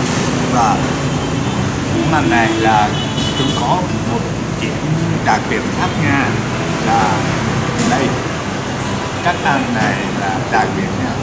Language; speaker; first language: Vietnamese; non-native, learner; Japanese